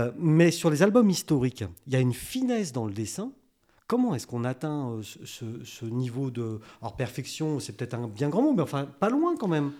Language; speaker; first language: French; native; French